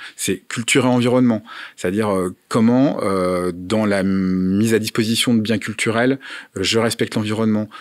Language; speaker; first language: French; native; French